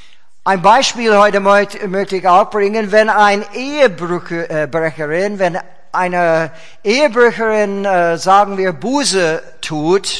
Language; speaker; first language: German; non-native, fluent; English